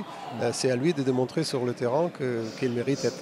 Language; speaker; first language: French; non-native, fluent; Portuguese